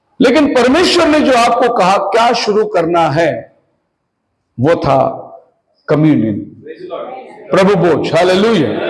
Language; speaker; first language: Hindi; non-native, local second language; Tamil